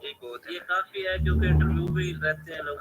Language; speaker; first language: Hindi; non-native, local second language; Saraiki